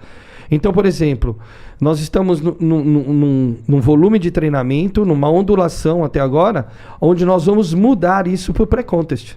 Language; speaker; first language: Portuguese; native; Portuguese